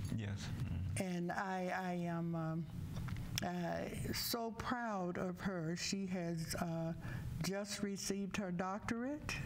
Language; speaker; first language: English; native; English